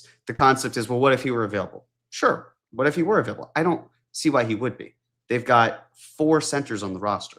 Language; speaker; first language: English; native; English